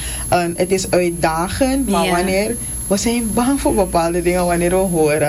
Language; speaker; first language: Dutch; non-native, local second language; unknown